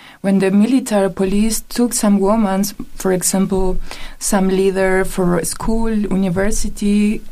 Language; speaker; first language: English; non-native, learner; Spanish